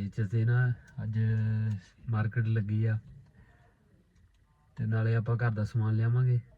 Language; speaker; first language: Punjabi; native; Punjabi